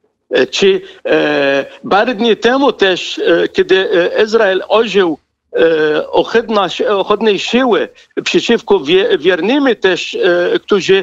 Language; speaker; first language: Polish; non-native, fluent; Arabic